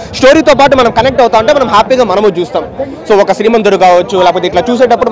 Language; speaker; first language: Telugu; native; Telugu